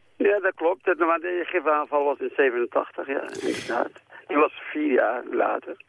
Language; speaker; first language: Dutch; non-native, fluent; Central Kurdish